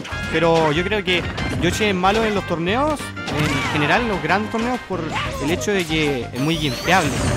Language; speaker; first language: Spanish; native; Spanish